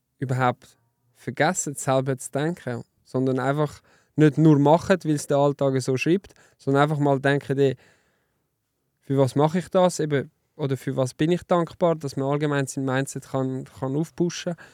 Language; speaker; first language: German; non-native, local second language; French